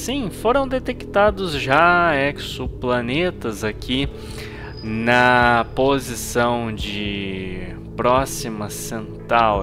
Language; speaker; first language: Portuguese; native; Portuguese